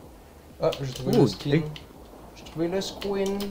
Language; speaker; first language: French; native; French